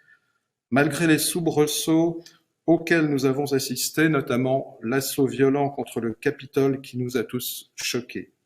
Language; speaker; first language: French; native; French